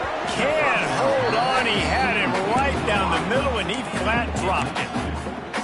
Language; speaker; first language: English; native; English